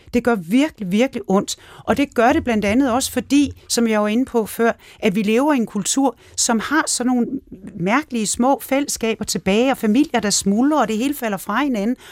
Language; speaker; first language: Danish; native; Danish